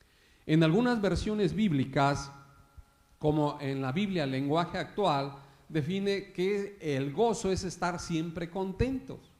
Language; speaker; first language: Spanish; native; Spanish